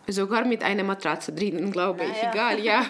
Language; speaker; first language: German; non-native, local second language; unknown